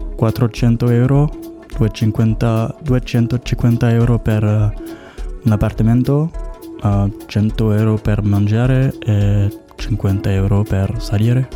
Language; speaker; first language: Italian; non-native, learner; French